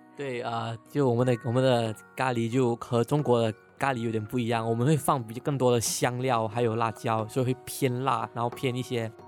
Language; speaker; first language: Chinese; non-native, local second language; Cantonese